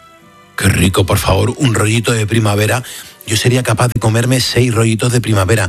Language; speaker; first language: Spanish; native; Spanish